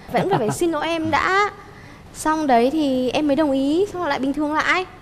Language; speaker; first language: Vietnamese; native; Vietnamese